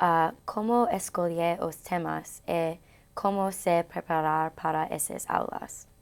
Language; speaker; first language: Portuguese; non-native, learner; English